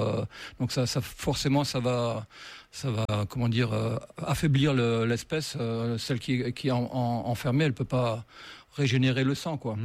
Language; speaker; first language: French; native; French